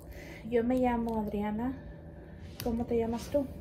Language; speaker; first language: Spanish; native; Spanish